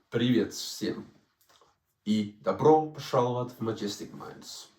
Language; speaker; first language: Russian; non-native, fluent; Danish